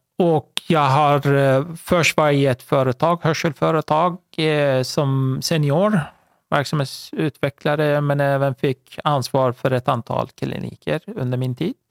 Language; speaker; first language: Swedish; non-native, fluent; Persian